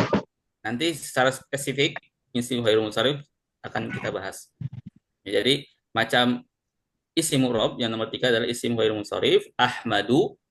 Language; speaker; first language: Indonesian; native; Indonesian